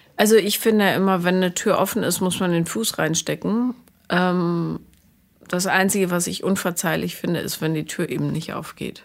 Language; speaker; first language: German; native; German